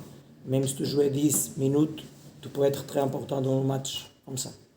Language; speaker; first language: French; non-native, learner; Portuguese